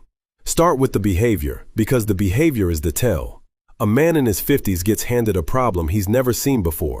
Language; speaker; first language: English; native; English